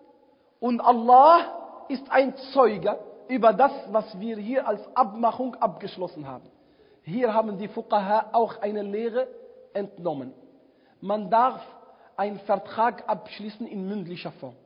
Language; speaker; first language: German; non-native, fluent; Arabic